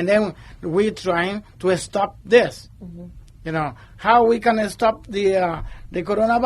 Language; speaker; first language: English; non-native, learner; Spanish